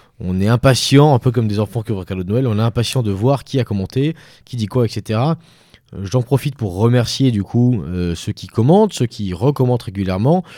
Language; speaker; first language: French; native; French